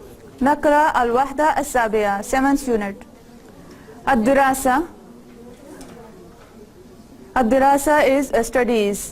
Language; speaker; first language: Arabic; non-native, fluent; Urdu